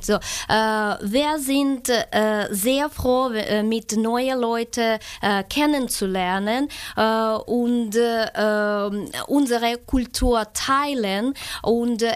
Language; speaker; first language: German; non-native, learner; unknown